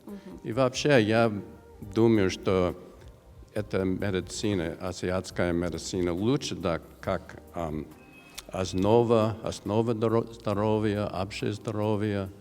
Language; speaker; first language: Russian; non-native, learner; English